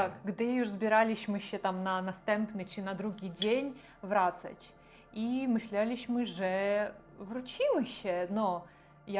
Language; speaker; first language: Polish; non-native, learner; Russian